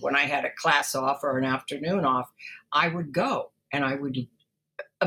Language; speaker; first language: English; native; English